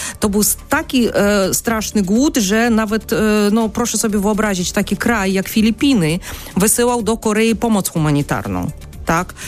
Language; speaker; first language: Polish; non-native, fluent; Russian